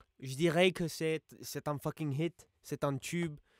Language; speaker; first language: French; non-native, learner; English